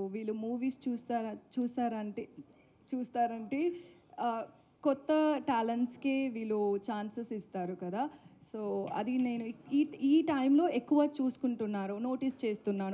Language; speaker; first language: Telugu; non-native, learner; Tamil